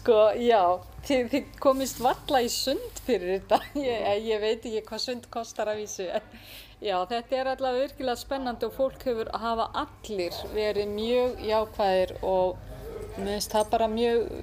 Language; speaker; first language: Icelandic; native; Icelandic